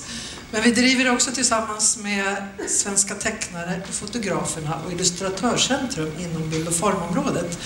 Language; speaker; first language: Swedish; native; Swedish